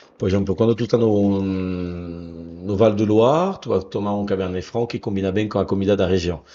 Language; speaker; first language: Portuguese; non-native, fluent; French